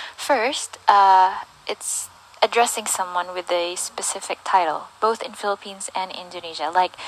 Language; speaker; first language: English; native; English